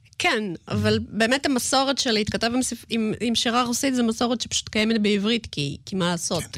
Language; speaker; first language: Hebrew; non-native, fluent; Russian